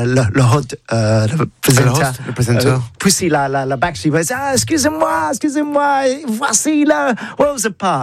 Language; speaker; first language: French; non-native, learner; English